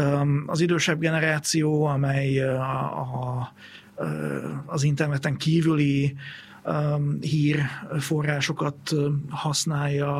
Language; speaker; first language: Hungarian; native; Hungarian